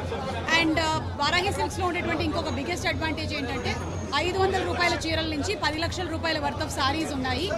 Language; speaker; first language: Telugu; native; Telugu